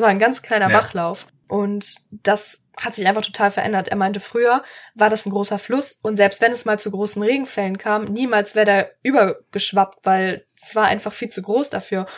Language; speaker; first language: German; native; German